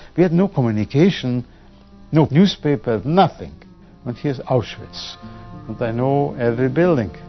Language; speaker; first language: English; non-native, fluent; Polish